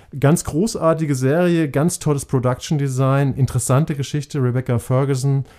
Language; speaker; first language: German; native; German